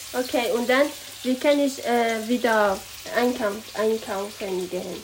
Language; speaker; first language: German; non-native, learner; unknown